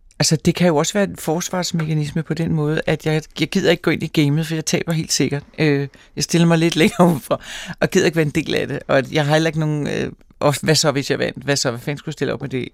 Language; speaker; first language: Danish; native; Danish